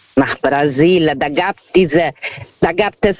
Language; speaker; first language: German; non-native, fluent; Portuguese